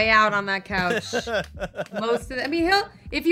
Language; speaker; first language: English; native; English